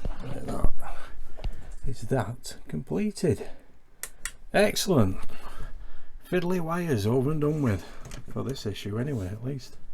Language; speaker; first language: English; native; English